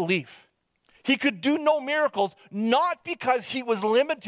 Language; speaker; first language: English; native; English